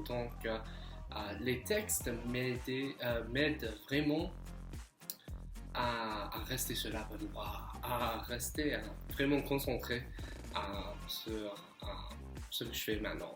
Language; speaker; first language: French; non-native, fluent; English